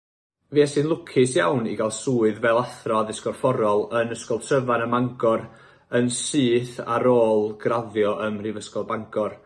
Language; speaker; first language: Welsh; native; Welsh